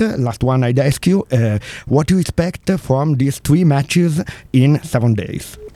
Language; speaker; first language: English; non-native, learner; Italian